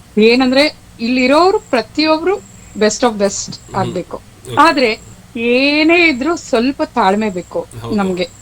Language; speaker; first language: Kannada; non-native, local second language; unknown